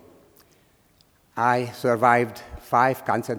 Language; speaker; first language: English; non-native, fluent; Slovak